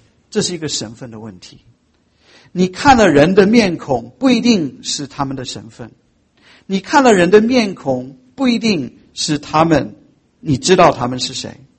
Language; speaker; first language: Chinese; non-native, fluent; English